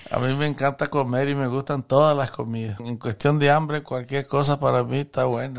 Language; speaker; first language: Spanish; native; Spanish